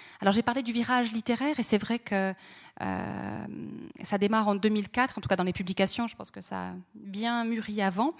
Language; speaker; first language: French; native; French